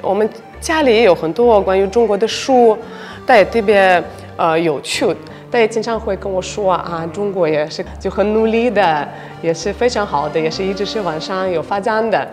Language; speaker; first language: Chinese; non-native, fluent; Russian